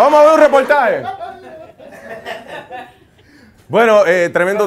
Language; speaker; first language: Spanish; native; Spanish